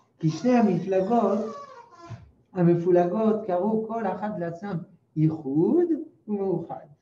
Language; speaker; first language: Hebrew; non-native, fluent; French